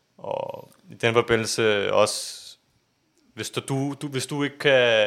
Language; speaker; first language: Danish; early bilingual, other home language; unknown